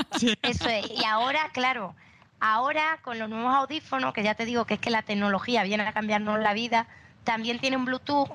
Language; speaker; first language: Spanish; native; Spanish